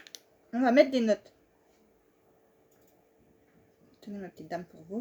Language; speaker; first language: French; native; French